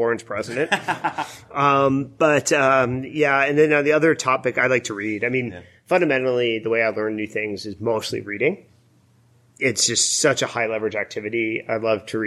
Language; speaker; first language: English; native; English